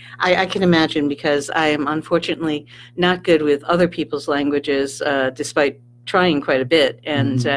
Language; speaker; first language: English; native; English